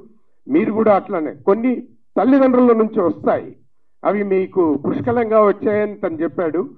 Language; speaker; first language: Telugu; native; Telugu